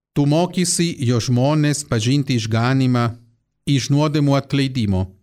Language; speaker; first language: Lithuanian; non-native, fluent; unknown